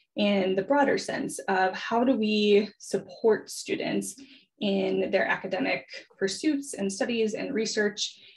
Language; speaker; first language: English; native; English